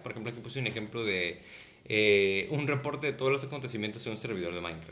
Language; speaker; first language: Spanish; native; Spanish